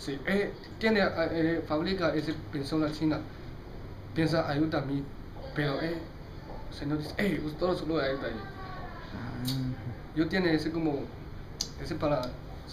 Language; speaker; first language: Spanish; non-native, learner; Chinese